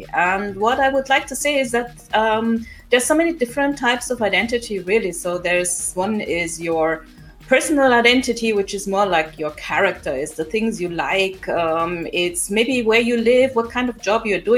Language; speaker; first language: English; non-native, local second language; German